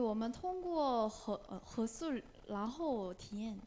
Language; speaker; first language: Chinese; non-native, learner; Korean